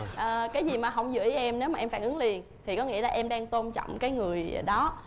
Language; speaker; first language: Vietnamese; native; Vietnamese